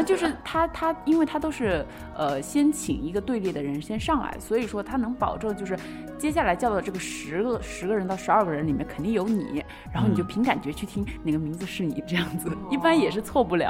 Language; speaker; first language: Chinese; native; Chinese